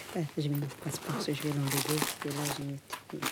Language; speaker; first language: French; early bilingual, other home language; Somali